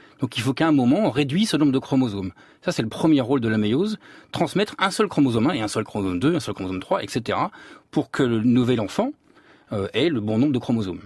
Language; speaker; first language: French; native; French